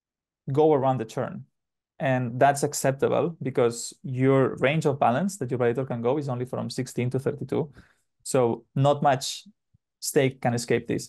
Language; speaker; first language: English; non-native, fluent; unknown